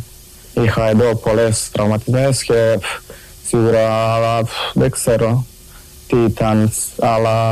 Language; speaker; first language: Greek; non-native, learner; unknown